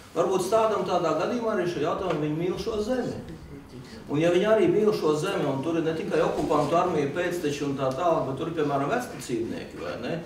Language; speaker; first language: Latvian; non-native, local second language; Russian